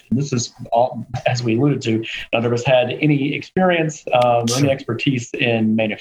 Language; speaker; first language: English; native; English